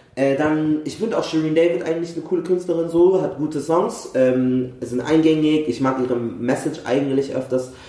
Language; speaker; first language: German; native; German